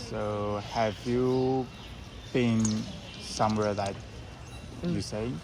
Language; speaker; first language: English; non-native, learner; Chinese